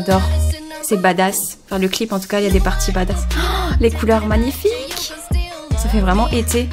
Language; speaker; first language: French; native; French